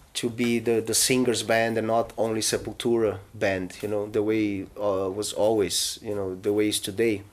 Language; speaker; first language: English; non-native, fluent; Portuguese